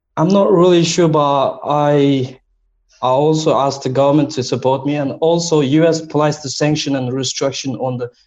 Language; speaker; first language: English; non-native, learner; Chinese